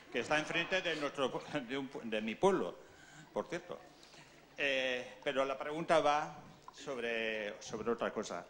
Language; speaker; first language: Spanish; native; Spanish